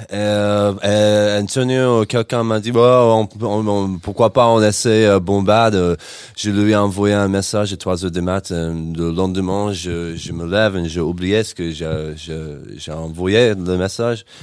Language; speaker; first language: French; non-native, learner; English